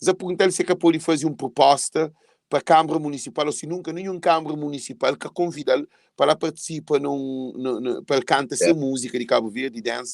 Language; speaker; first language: Portuguese; non-native, local second language; Kabuverdianu